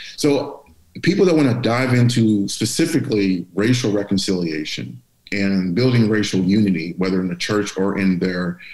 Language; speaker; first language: English; native; English